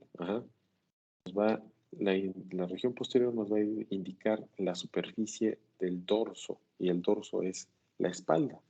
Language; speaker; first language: Spanish; native; Spanish